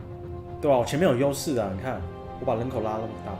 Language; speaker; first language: Chinese; native; Chinese